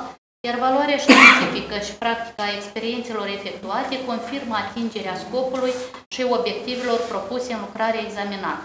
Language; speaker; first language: Romanian; native; Romanian